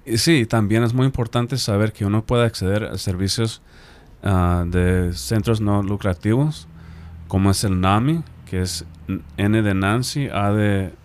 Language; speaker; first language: Spanish; non-native, fluent; English